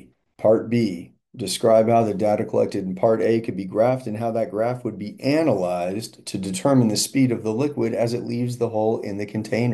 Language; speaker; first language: English; native; English